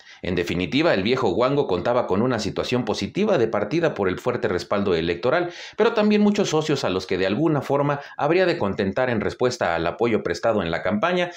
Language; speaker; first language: Spanish; native; Spanish